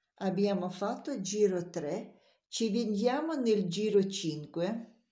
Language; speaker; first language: Italian; non-native, learner; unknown